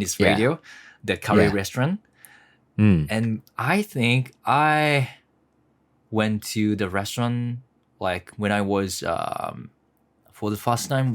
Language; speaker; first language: English; non-native, learner; Japanese